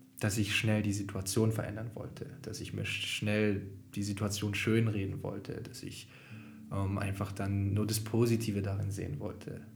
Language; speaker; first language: German; early bilingual, other home language; Albanian